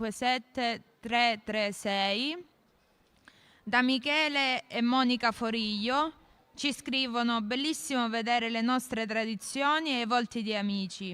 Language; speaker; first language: Italian; native; Italian